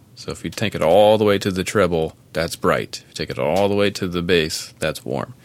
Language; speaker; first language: English; native; English